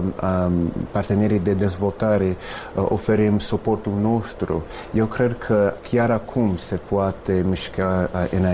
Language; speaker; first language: Romanian; non-native, fluent; English